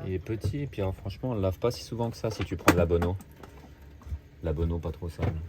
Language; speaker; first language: French; native; French